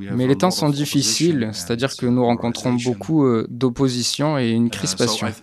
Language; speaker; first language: French; non-native, fluent; Dutch